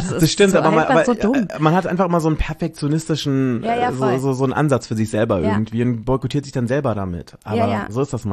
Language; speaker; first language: German; native; German